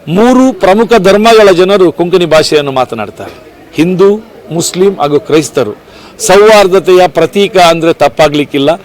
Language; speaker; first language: Kannada; non-native, local second language; Konkani